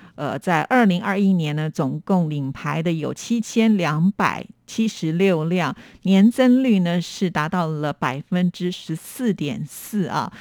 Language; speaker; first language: Chinese; native; Chinese